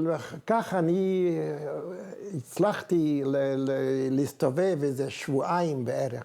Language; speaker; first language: Hebrew; non-native, fluent; Hungarian